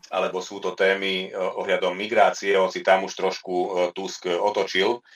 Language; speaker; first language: Slovak; non-native, local second language; Hungarian